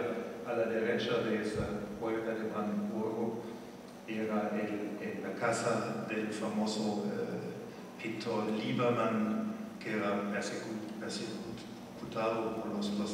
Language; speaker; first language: Spanish; non-native, fluent; German